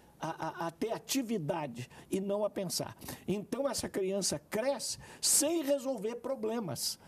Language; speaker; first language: Portuguese; native; Portuguese